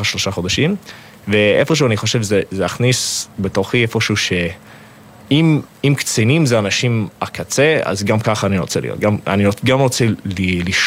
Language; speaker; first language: Hebrew; non-native, fluent; English